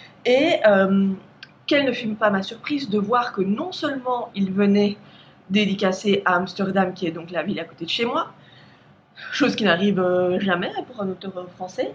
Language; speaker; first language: French; native; French